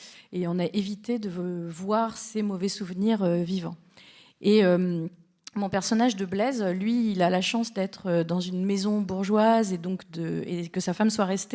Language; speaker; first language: French; native; French